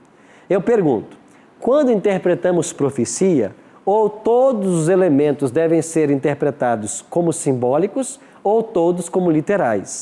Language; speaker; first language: Portuguese; native; Portuguese